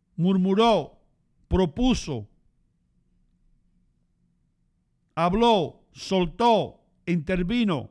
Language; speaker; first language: Spanish; native; Spanish